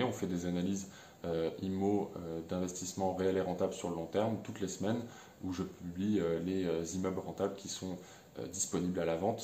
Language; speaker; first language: French; native; French